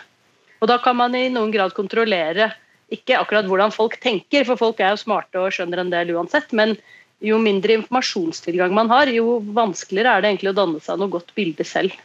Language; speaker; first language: Norwegian; native; Norwegian